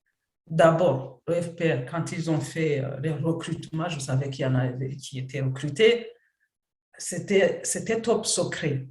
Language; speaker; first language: French; non-native, local second language; Kinyarwanda